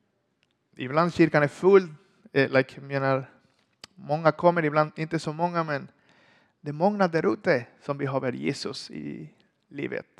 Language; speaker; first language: Swedish; non-native, learner; Spanish